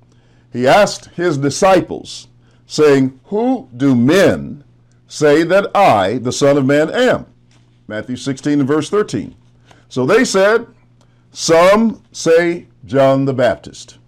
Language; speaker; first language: English; native; English